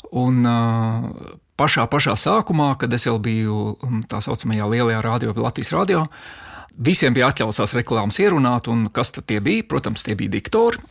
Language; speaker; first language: Latvian; native; Latvian